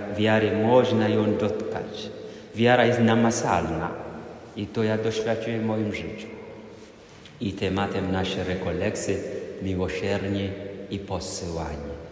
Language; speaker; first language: Polish; non-native, fluent; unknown